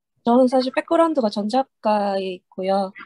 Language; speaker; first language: Korean; native; Korean